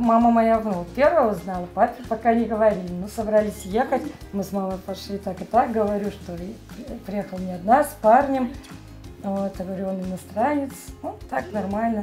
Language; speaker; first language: Russian; native; Russian